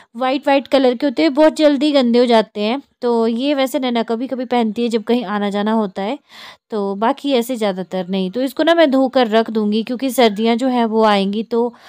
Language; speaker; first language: Hindi; native; Hindi